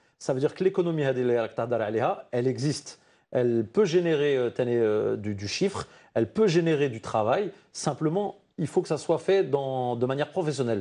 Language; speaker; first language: French; non-native, local second language; Arabic